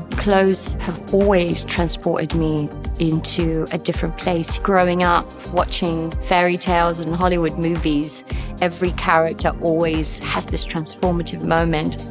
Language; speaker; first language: English; early bilingual, other home language; Latvian